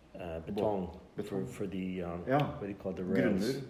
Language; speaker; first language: Norwegian; non-native, fluent; English